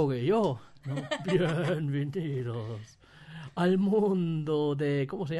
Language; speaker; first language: Spanish; non-native, fluent; German